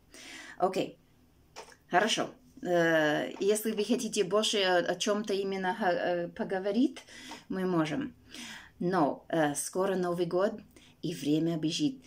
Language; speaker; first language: Russian; non-native, fluent; English